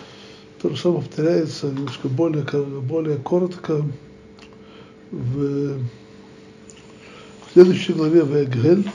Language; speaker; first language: Russian; native; Russian